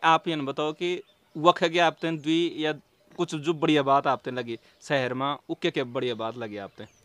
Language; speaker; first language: Hindi; non-native, local second language; Garhwali